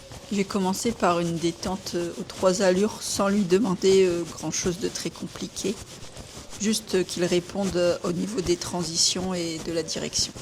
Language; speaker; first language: French; native; French